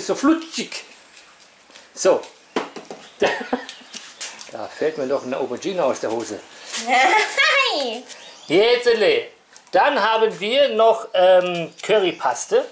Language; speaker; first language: German; native; German